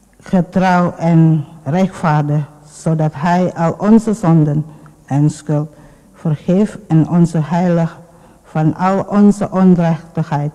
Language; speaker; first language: Dutch; non-native, fluent; Indonesian